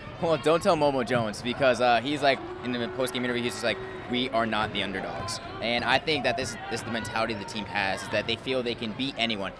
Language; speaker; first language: English; native; English